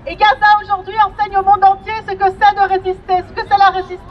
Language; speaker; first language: French; native; French